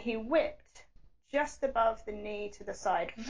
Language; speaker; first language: English; native; English